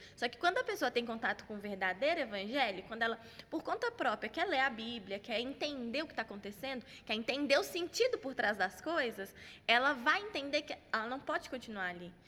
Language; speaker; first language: Portuguese; native; Portuguese